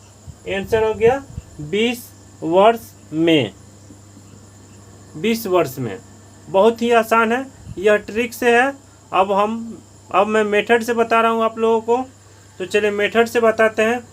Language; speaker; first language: Hindi; native; Hindi